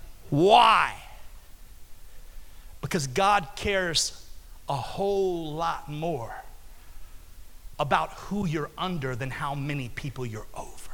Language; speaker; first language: English; native; English